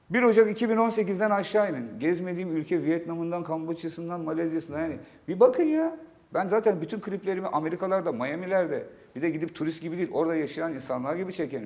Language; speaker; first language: Turkish; native; Turkish